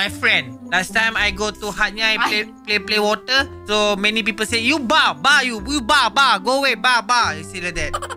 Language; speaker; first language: English; non-native, learner; Malay